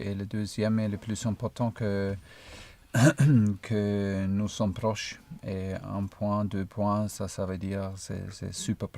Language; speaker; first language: French; non-native, fluent; German